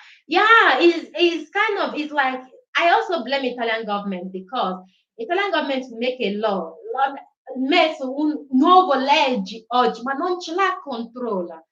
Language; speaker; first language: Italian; non-native, learner; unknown